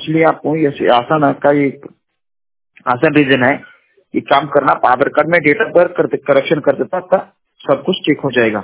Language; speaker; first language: Hindi; non-native, local second language; Kannada